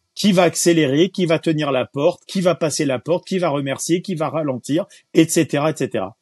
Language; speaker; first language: French; native; French